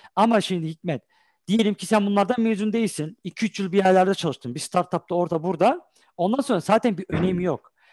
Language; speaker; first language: Turkish; early bilingual, heritage; Turkish